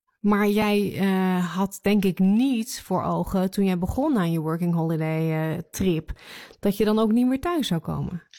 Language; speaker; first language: Dutch; native; Dutch